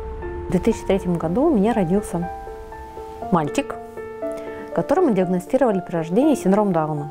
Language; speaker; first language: Russian; native; Russian